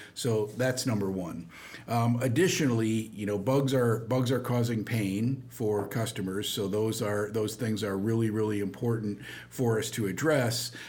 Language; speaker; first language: English; native; English